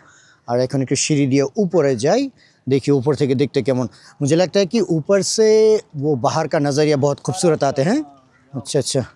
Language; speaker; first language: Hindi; non-native, fluent; Bangla